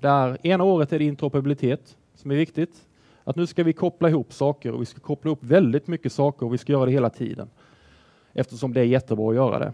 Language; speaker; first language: Swedish; native; Swedish